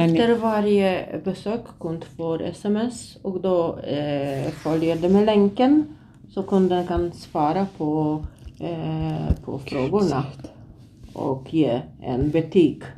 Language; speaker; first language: Swedish; non-native, fluent; Polish